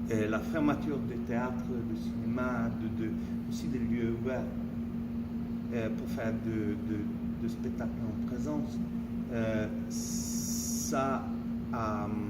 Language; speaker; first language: French; non-native, fluent; Italian